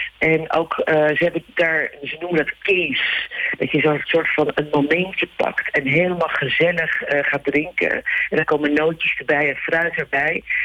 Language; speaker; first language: Dutch; early bilingual, other home language; Turkish